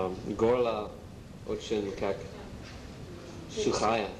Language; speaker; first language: Russian; non-native, learner; English